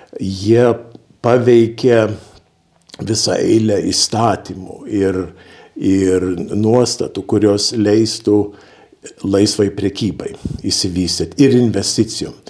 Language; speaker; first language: Lithuanian; early bilingual, heritage; Lithuanian